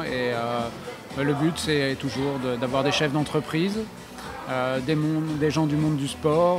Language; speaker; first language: French; native; French